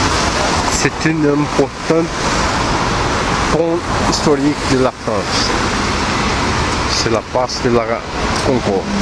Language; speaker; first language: French; non-native, learner; Portuguese